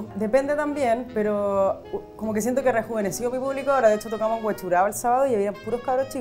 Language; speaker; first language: Spanish; native; Spanish